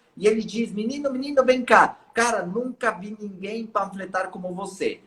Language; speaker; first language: Portuguese; non-native, fluent; Spanish